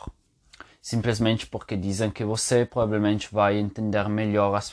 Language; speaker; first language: Portuguese; non-native, fluent; Italian